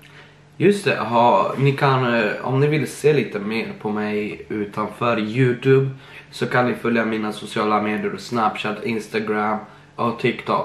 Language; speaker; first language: Swedish; early bilingual, other home language; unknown